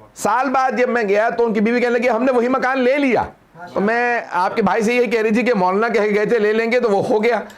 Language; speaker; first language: Urdu; native; Urdu